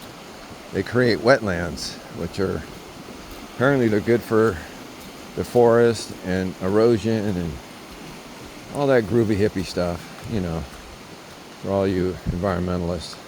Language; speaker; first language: English; native; English